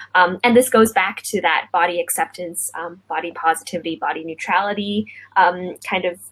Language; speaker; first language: English; non-native, local second language; Cantonese